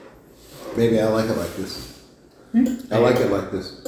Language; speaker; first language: English; native; English